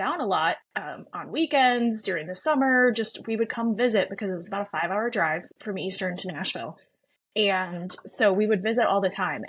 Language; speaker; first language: English; native; English